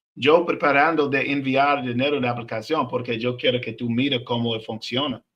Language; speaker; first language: Spanish; non-native, learner; English